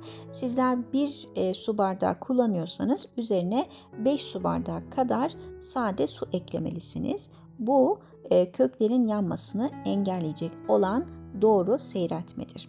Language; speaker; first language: Turkish; native; Turkish